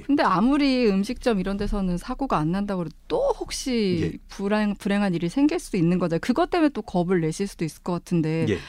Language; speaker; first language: Korean; native; Korean